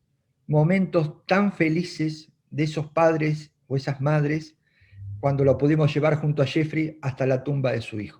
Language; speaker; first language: Spanish; native; Spanish